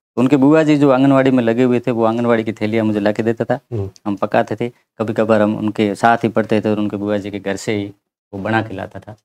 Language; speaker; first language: Hindi; native; Hindi